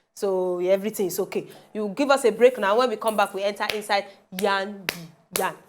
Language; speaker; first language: Nigerian Pidgin; non-native, local second language; Yoruba